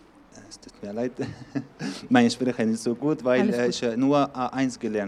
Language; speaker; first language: German; non-native, learner; Arabic